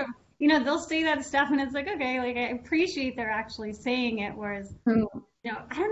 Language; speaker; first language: English; native; English